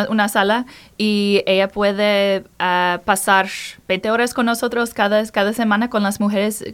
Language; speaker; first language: Spanish; non-native, learner; English